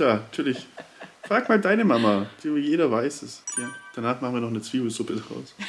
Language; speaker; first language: German; native; German